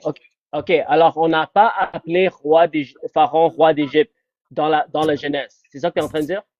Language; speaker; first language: French; non-native, fluent; English